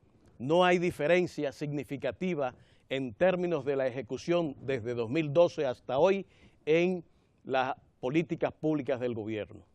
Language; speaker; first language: Spanish; native; Spanish